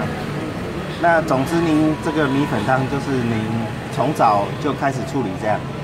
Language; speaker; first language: Chinese; native; Chinese